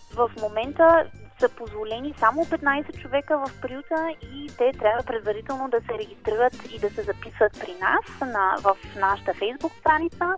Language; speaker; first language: Bulgarian; non-native, fluent; German